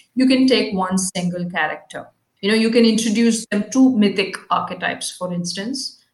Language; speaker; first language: English; non-native, local second language; Kannada